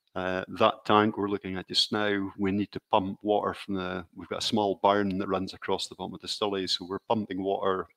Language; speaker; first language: English; native; English